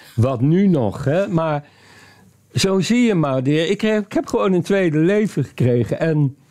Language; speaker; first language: Dutch; native; Dutch